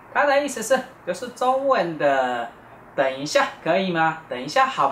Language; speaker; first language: Chinese; non-native, fluent; Japanese